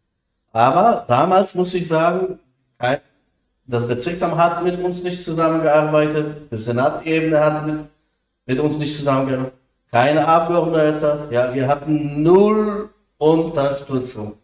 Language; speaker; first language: German; non-native, fluent; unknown